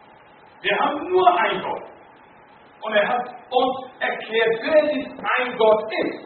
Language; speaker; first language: German; non-native, learner; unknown